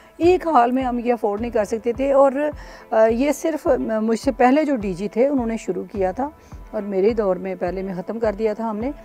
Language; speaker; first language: Urdu; non-native, local second language; Punjabi